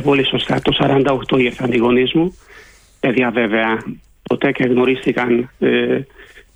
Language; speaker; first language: Greek; non-native, fluent; Hungarian